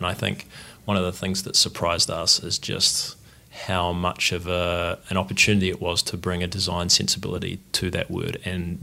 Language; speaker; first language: English; native; English